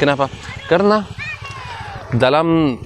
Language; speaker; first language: Indonesian; non-native, fluent; Arabic